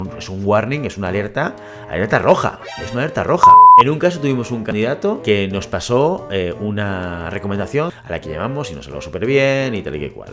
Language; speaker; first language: Spanish; native; Spanish